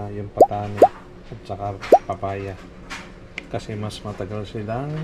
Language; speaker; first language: Filipino; native; Filipino